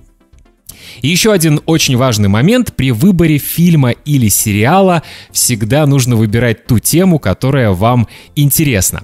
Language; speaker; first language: Russian; native; Russian